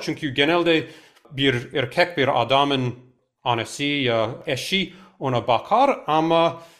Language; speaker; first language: Turkish; non-native, fluent; English